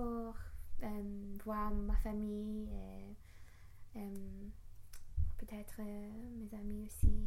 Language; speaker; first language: French; non-native, learner; English